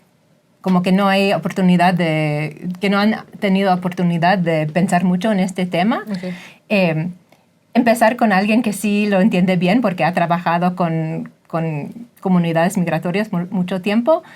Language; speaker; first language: Spanish; non-native, fluent; English